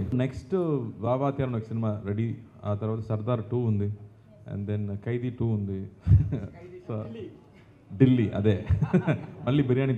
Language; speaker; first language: Telugu; non-native, fluent; Tamil